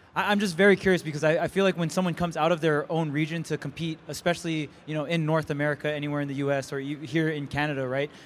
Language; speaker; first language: English; native; English